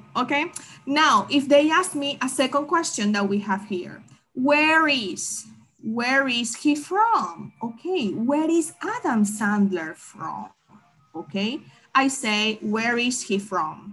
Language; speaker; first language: English; non-native, fluent; Spanish